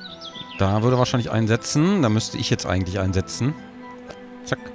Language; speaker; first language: German; native; German